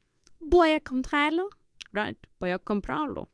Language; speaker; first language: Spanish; non-native, fluent; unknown